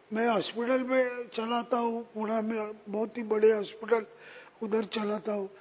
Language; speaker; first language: Hindi; non-native, local second language; Marathi